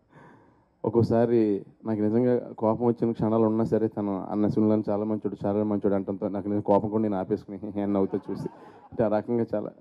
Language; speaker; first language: Telugu; native; Telugu